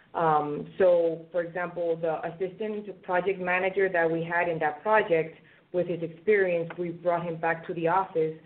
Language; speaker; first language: English; non-native, fluent; Spanish